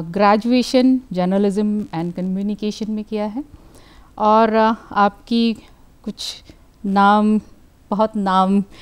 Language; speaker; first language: Hindi; native; Hindi